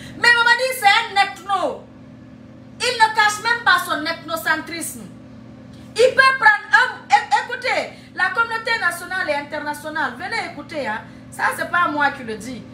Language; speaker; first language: French; non-native, local second language; Fula